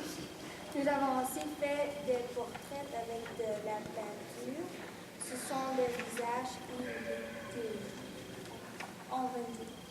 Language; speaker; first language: French; non-native, local second language; Dutch